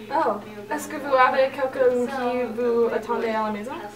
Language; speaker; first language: French; non-native, learner; English